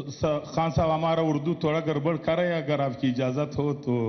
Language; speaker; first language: Hindi; non-native, local second language; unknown